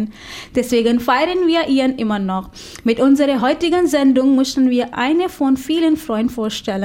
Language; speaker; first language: German; non-native, fluent; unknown